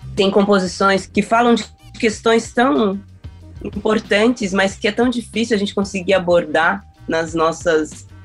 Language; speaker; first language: Portuguese; native; Portuguese